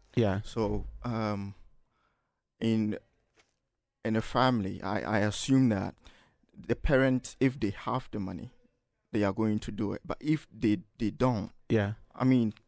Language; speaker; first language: English; non-native, local second language; Akan